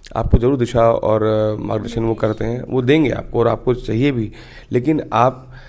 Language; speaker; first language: Hindi; native; Hindi